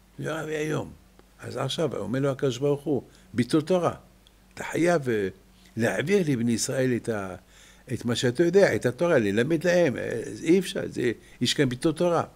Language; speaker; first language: Hebrew; non-native, fluent; French